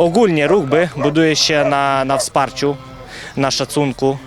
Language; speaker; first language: Polish; non-native, fluent; Ukrainian